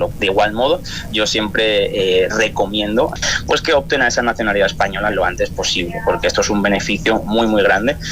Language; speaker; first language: Spanish; native; Spanish